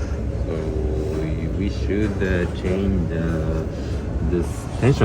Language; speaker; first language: English; non-native, learner; Japanese